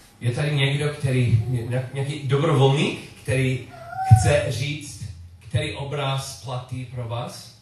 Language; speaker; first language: Czech; non-native, learner; English